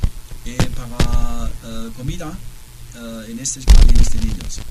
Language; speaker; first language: Spanish; non-native, learner; German